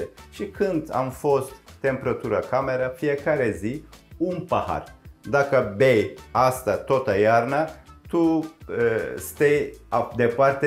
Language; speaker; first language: Romanian; non-native, learner; Turkish